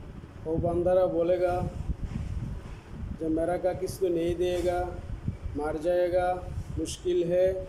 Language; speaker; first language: Hindi; non-native, learner; Bangla